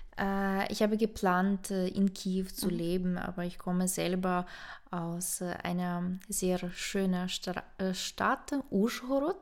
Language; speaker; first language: German; non-native, fluent; Ukrainian